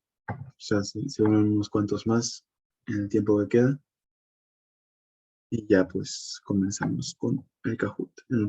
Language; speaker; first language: Spanish; native; Spanish